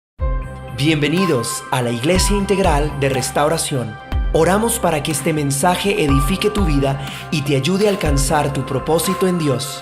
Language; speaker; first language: Spanish; native; Spanish